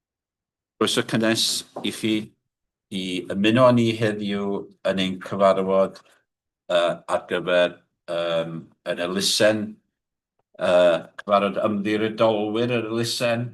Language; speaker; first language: Welsh; native; Welsh